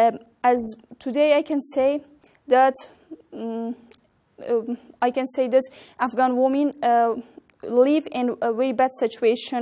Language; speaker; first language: English; non-native, learner; Persian